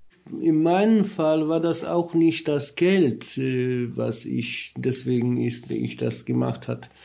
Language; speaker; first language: German; non-native, learner; Polish